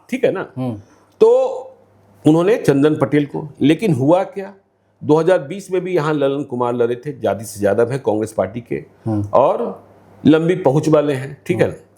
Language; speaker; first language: Hindi; native; Hindi